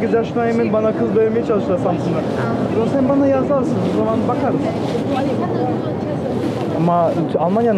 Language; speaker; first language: Turkish; early bilingual, heritage; Turkish